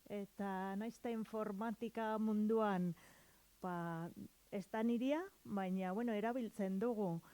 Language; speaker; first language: Basque; non-native, learner; English